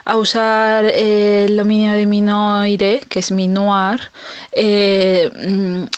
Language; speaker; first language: Spanish; native; Spanish